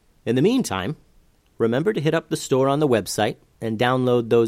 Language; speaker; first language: English; native; English